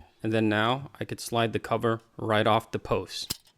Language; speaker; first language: English; native; English